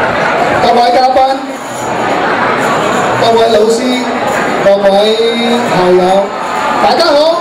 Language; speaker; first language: Chinese; early bilingual, heritage; Cantonese